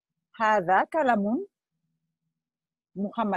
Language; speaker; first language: Arabic; non-native, learner; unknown